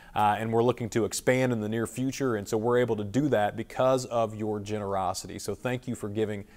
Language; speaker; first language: English; native; English